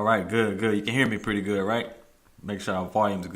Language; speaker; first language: English; native; English